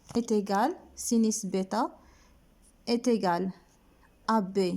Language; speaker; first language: French; non-native, local second language; Arabic